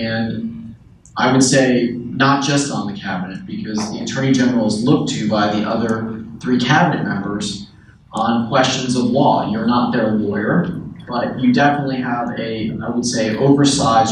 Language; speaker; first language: English; native; English